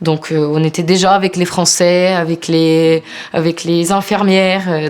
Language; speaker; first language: French; non-native, fluent; Ukrainian